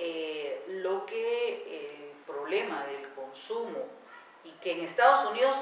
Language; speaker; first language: Spanish; native; Spanish